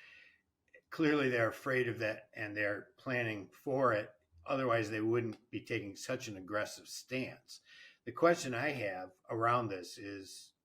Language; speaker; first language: English; native; English